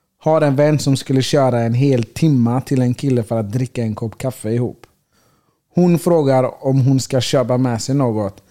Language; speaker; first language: Swedish; early bilingual, other home language; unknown